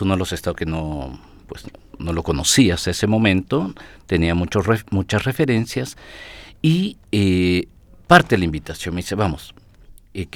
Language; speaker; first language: Spanish; native; Spanish